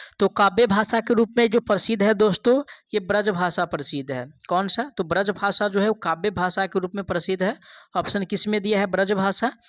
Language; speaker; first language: Hindi; native; Hindi